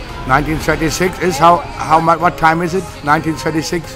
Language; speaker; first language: English; non-native, learner; German